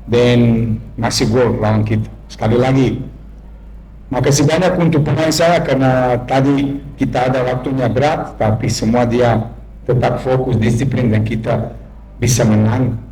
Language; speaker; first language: Indonesian; non-native, fluent; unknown